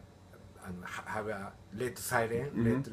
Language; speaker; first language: English; non-native, learner; Japanese